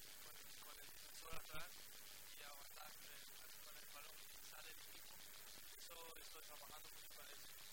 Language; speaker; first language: Spanish; non-native, learner; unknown